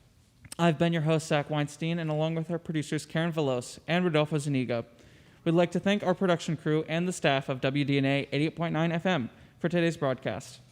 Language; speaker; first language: English; native; English